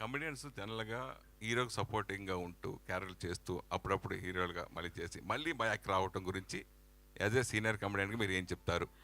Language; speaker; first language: Telugu; native; Telugu